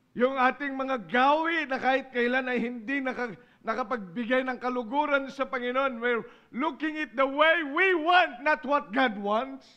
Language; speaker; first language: Filipino; non-native, local second language; Iloko